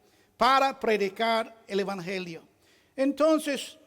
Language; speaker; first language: Spanish; non-native, fluent; English